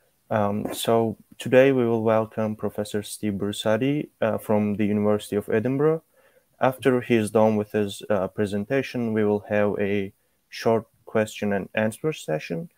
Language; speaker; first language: English; non-native, fluent; Turkish